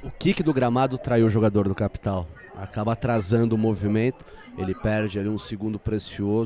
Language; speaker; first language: Portuguese; native; Portuguese